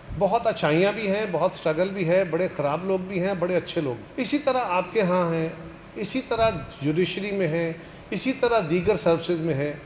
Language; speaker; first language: Urdu; non-native, local second language; Punjabi